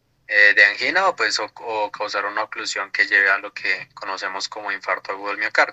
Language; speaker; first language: Spanish; native; Spanish